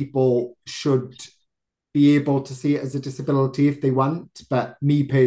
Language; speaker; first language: English; native; English